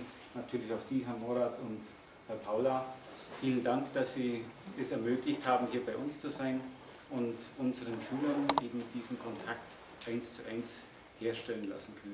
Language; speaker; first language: German; native; German